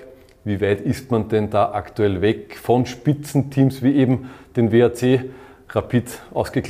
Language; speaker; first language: German; native; German